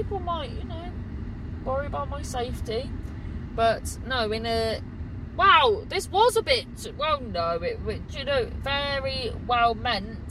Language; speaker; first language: English; native; English